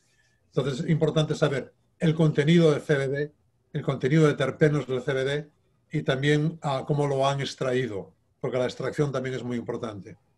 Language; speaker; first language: Spanish; native; Spanish